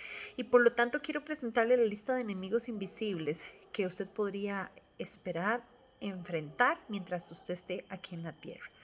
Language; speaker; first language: Spanish; native; Spanish